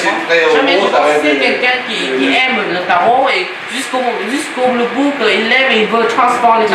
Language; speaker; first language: French; non-native, learner; Vietnamese